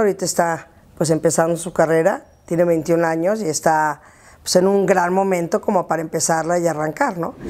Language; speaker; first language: Spanish; native; Spanish